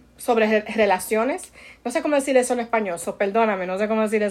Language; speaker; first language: Spanish; early bilingual, heritage; Spanish